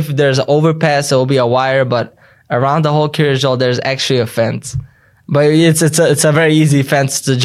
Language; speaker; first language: English; early bilingual, other home language; Yiddish